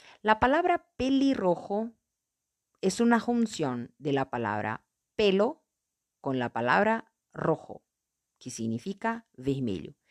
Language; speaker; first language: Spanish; non-native, fluent; Portuguese